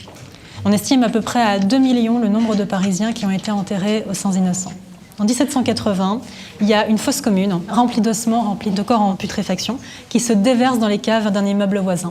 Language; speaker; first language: French; native; French